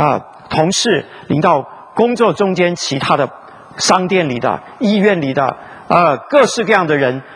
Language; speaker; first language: Chinese; native; Chinese